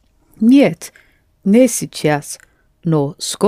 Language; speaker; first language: Russian; non-native, learner; English